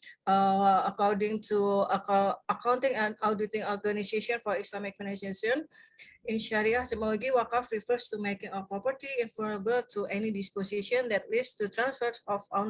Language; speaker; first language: English; non-native, fluent; Indonesian